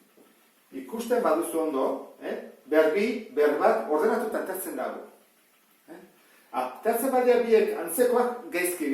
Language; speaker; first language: Basque; native; Basque